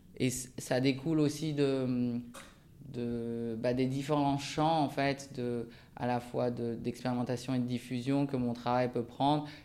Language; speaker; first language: French; early bilingual, other home language; Japanese